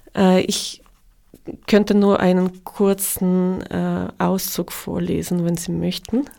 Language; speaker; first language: German; non-native, fluent; Ukrainian